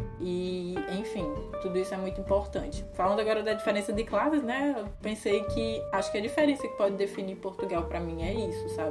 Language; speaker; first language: Portuguese; native; Portuguese